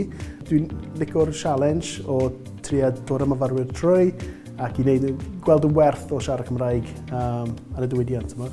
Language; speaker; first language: Welsh; non-native, local second language; English